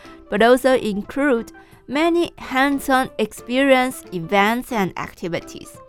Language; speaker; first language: English; non-native, fluent; Chinese